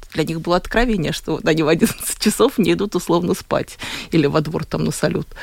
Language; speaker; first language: Russian; native; Russian